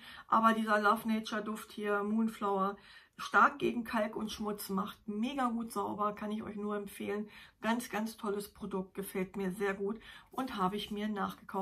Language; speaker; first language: German; native; German